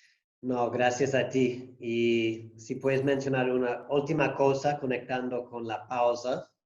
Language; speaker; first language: Spanish; non-native, fluent; English